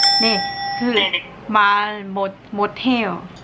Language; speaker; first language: Korean; non-native, learner; Thai